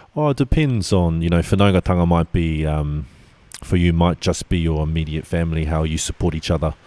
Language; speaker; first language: English; native; English